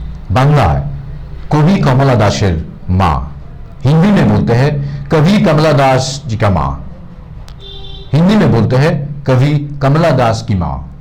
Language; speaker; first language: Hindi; non-native, local second language; Bangla